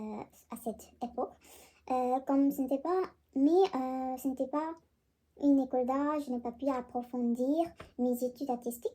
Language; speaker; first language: French; non-native, learner; Korean